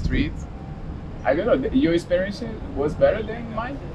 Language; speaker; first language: English; non-native, learner; Portuguese